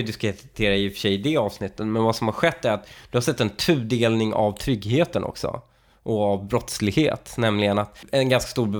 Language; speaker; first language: Swedish; native; Swedish